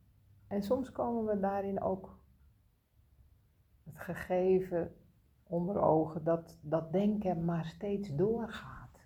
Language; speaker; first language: Dutch; native; Dutch